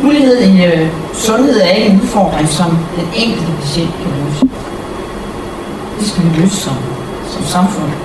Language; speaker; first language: Danish; native; Danish